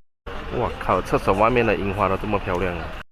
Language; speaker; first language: Chinese; native; Chinese